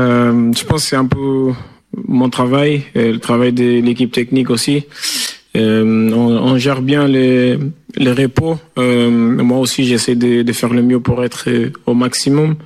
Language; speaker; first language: French; non-native, fluent; Portuguese